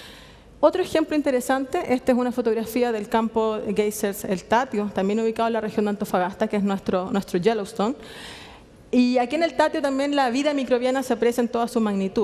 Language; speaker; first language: Spanish; native; Spanish